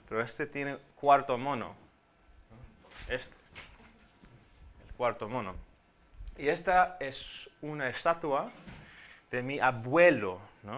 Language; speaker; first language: Spanish; non-native, fluent; English